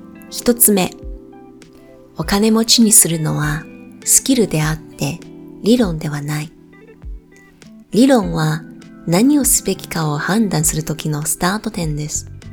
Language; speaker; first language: Japanese; non-native, fluent; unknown